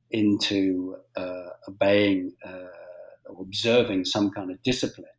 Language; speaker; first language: English; native; English